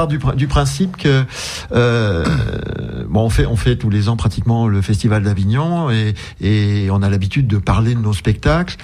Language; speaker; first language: French; native; French